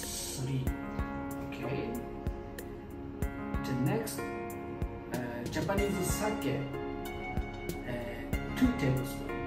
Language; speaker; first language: English; non-native, learner; Japanese